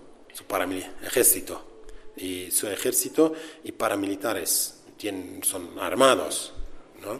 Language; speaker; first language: Spanish; non-native, learner; Kurdish